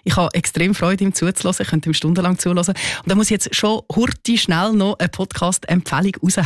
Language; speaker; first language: German; native; German